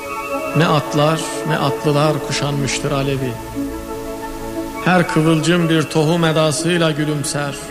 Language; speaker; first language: Turkish; native; Turkish